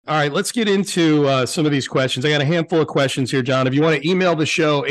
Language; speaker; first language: English; native; English